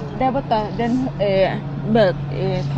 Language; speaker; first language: Swedish; non-native, learner; Thai